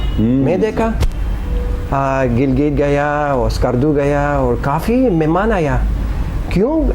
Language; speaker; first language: Hindi; non-native, learner; English